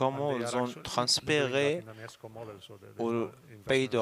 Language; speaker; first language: French; non-native, learner; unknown